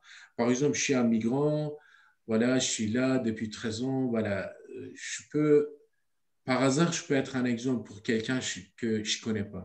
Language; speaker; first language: French; non-native, learner; Turkish